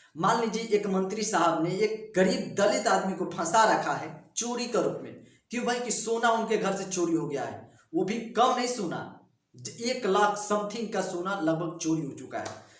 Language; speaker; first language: Hindi; native; Hindi